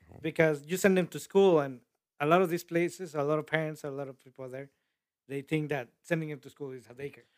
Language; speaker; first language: English; early bilingual, other home language; Spanish